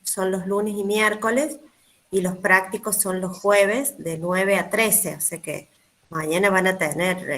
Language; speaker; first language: Spanish; native; Spanish